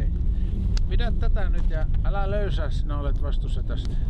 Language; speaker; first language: Finnish; native; Finnish